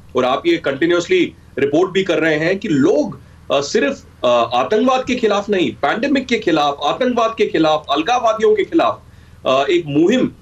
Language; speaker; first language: Hindi; native; Hindi